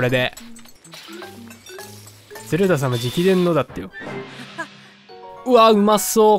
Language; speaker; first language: Japanese; native; Japanese